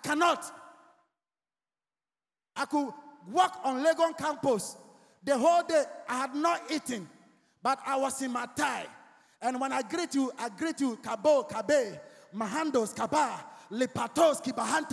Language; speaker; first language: English; non-native, local second language; Akan